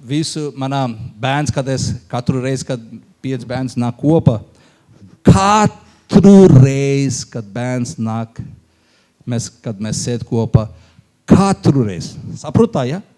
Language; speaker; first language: Latvian; non-native, learner; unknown